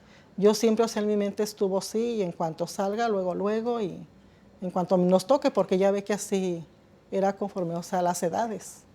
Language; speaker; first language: Spanish; native; Spanish